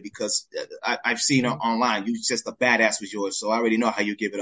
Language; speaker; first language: English; early bilingual, other home language; Spanish